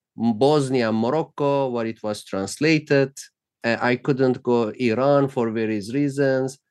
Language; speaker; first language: English; non-native, fluent; Turkish